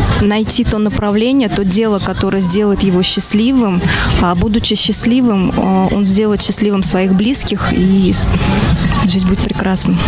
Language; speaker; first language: Russian; native; Russian